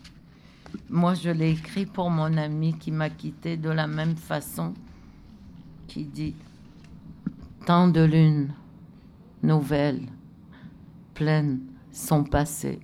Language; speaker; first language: French; non-native, local second language; Innu-aimun